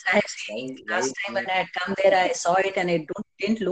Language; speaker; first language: English; non-native, local second language; Hindi